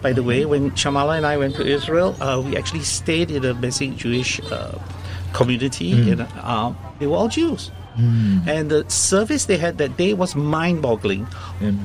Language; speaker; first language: English; native; English